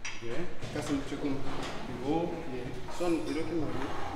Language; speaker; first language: Korean; non-native, learner; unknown